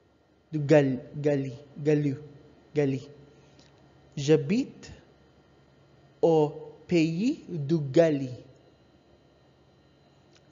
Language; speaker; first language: French; non-native, learner; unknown